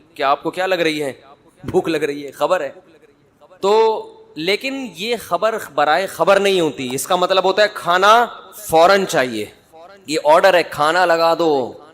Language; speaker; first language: Urdu; native; Urdu